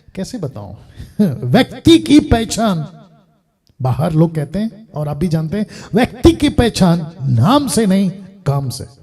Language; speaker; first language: Hindi; non-native, local second language; Telugu